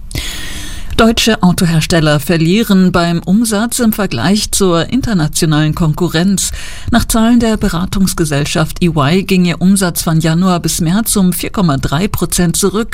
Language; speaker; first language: German; native; German